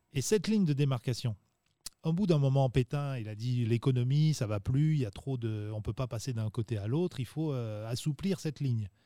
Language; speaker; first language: French; native; French